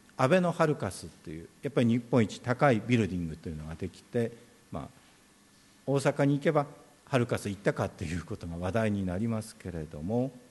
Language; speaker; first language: Japanese; native; Japanese